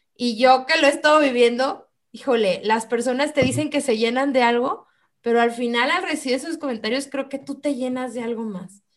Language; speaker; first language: Spanish; native; Spanish